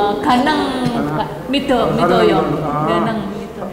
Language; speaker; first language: Korean; non-native, learner; Indonesian